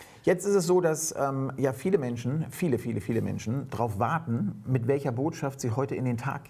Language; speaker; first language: German; native; German